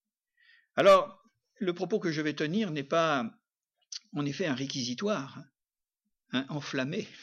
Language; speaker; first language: French; native; French